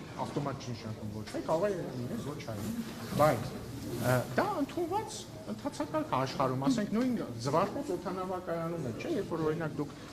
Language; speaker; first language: Armenian; native; Armenian